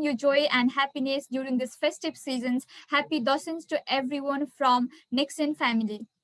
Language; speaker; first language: English; non-native, local second language; Nepali